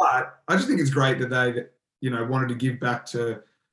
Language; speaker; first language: English; native; English